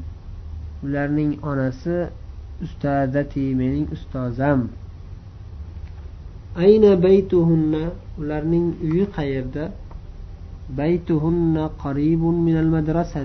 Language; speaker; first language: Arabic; non-native, fluent; Uzbek